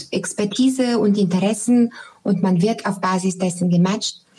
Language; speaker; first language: German; non-native, fluent; Bulgarian